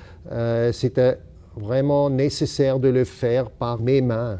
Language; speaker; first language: French; non-native, local second language; German